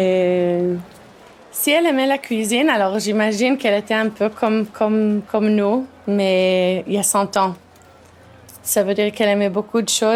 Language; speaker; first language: French; early bilingual, heritage; Hebrew